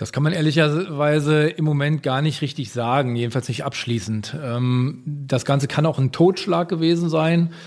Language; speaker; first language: German; native; German